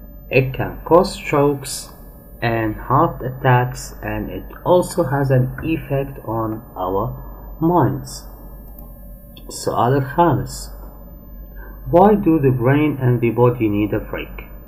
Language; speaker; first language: English; non-native, fluent; Arabic